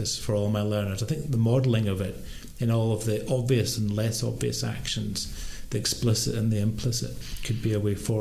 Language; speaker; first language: English; native; English